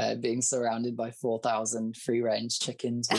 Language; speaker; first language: English; native; English